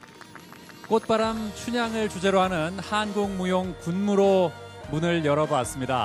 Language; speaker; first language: Korean; native; Korean